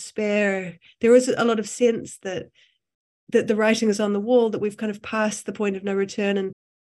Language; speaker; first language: English; native; English